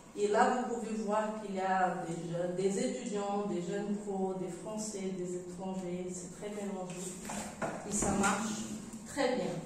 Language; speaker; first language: French; non-native, fluent; Portuguese